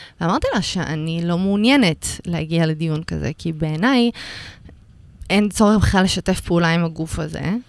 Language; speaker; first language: Hebrew; early bilingual, other home language; Russian